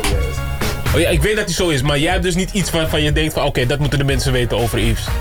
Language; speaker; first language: Dutch; native; Dutch